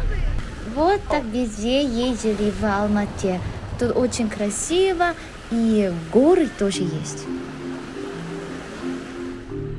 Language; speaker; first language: Russian; non-native, learner; Korean